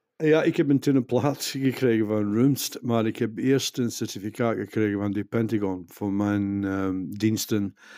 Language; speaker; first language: Dutch; non-native, fluent; English